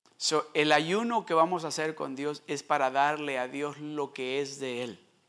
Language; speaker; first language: Spanish; early bilingual, heritage; Spanish